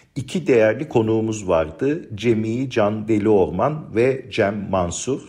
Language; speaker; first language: Turkish; native; Turkish